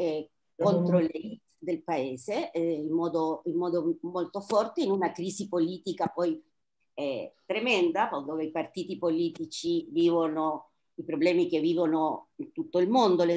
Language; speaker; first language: Italian; non-native, fluent; Spanish